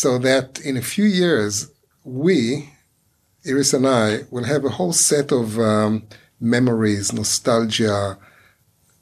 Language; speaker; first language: English; non-native, fluent; Hebrew